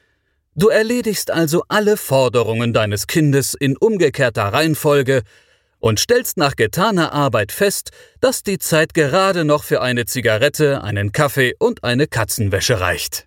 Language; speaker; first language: German; native; German